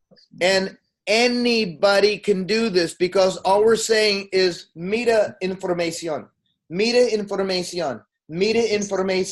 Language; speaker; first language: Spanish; non-native, learner; English